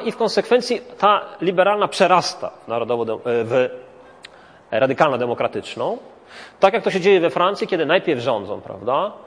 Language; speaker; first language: Polish; native; Polish